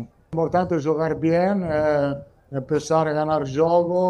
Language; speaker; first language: Portuguese; non-native, learner; Italian